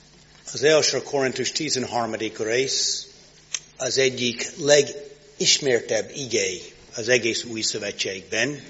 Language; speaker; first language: Hungarian; non-native, learner; English